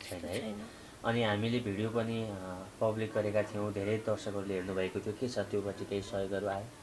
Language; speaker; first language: Nepali; native; Nepali